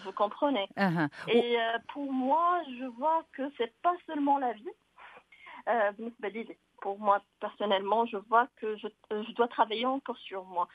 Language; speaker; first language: French; non-native, local second language; Arabic